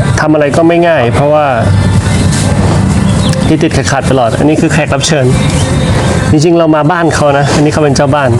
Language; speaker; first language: Thai; native; Thai